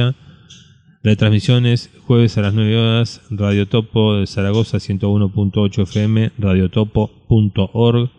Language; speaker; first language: Spanish; native; Spanish